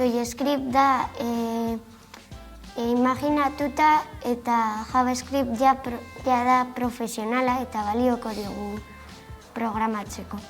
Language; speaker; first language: Basque; non-native, local second language; Spanish